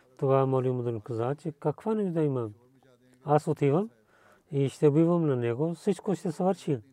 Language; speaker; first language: Bulgarian; non-native, learner; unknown